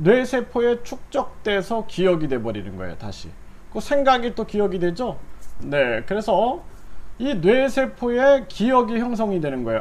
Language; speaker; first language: Korean; native; Korean